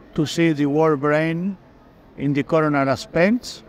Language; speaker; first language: English; non-native, fluent; Spanish